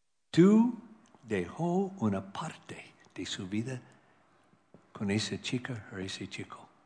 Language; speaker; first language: Spanish; non-native, learner; English